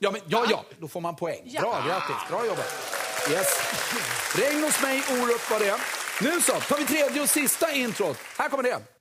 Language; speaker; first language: Swedish; native; Swedish